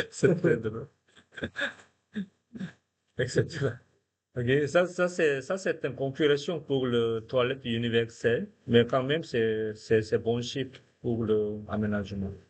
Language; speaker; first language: French; non-native, fluent; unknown